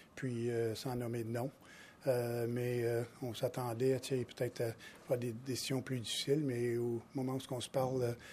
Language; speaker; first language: French; native; French